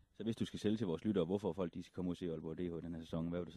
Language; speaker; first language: Danish; native; Danish